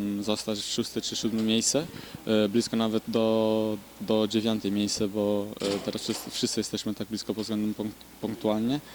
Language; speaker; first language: Polish; non-native, fluent; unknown